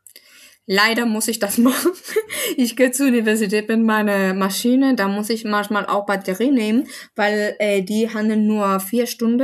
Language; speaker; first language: German; non-native, fluent; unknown